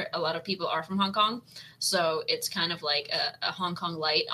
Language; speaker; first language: English; native; English